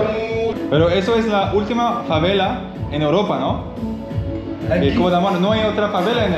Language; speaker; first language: Spanish; non-native, learner; English